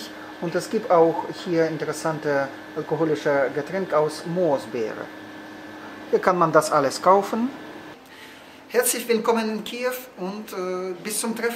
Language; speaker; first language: German; non-native, fluent; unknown